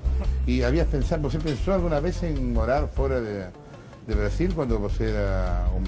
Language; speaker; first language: Portuguese; non-native, learner; Spanish